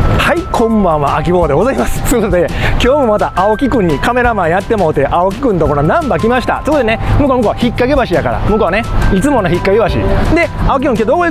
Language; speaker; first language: Japanese; native; Japanese